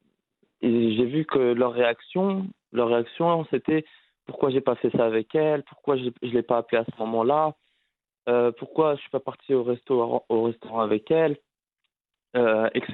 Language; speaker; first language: French; early bilingual, other home language; Arabic